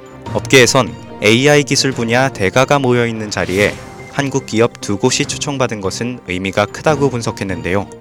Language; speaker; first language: Korean; native; Korean